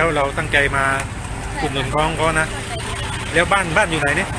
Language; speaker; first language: Thai; native; Thai